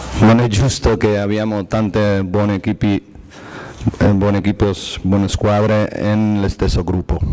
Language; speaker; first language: Italian; non-native, learner; Spanish